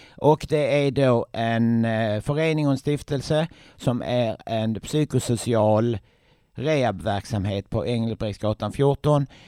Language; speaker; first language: Swedish; native; Swedish